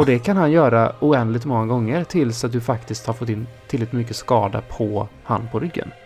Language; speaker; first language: Swedish; native; Swedish